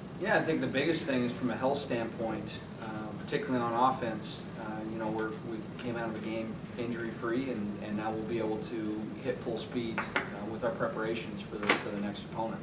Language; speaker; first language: English; native; English